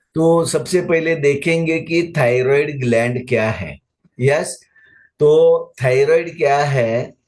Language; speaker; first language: Hindi; non-native, local second language; Marathi